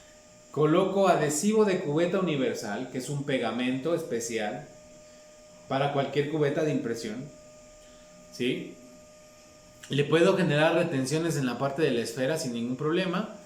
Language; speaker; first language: Spanish; native; Spanish